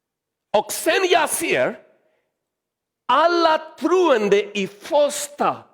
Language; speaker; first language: Swedish; non-native, learner; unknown